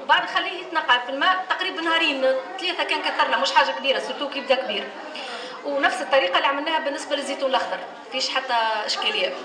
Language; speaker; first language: Arabic; native; Arabic